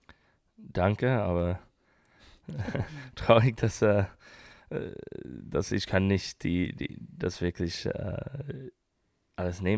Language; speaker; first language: German; non-native, learner; English